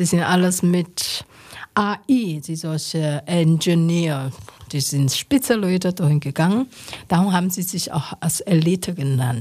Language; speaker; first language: German; non-native, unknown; Chinese